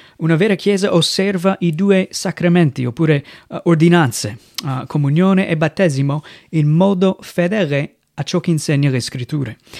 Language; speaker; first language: Italian; non-native, fluent; English